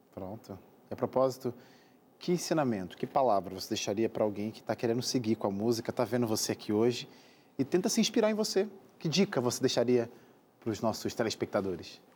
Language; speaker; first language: Portuguese; native; Portuguese